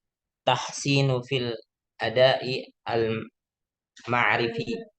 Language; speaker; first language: Arabic; non-native, learner; Indonesian